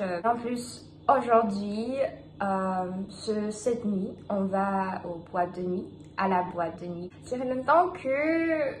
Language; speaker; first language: French; non-native, fluent; Russian